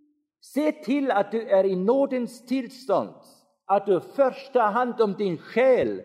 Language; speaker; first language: Swedish; non-native, fluent; German